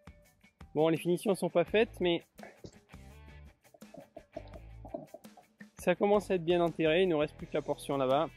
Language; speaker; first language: French; native; French